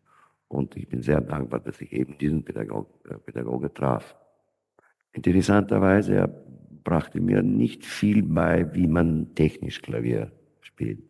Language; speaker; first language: German; non-native, fluent; Russian